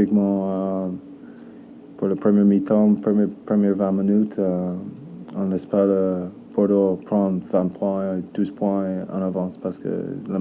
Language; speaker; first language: French; non-native, learner; English